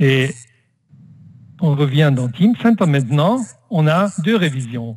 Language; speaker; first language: French; non-native, fluent; German